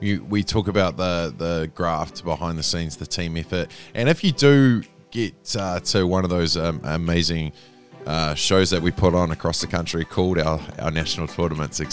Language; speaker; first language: English; native; English